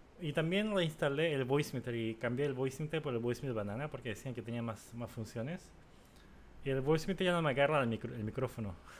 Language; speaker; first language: Spanish; non-native, fluent; Korean